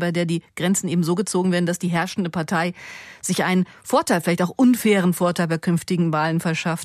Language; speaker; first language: German; native; German